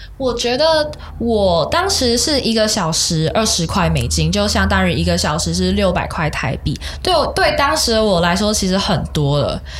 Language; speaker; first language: Chinese; native; Chinese